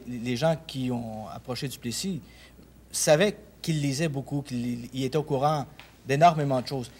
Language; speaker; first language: French; native; French